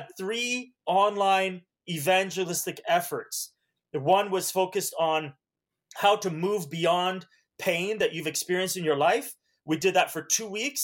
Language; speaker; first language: English; early bilingual, other home language; Hungarian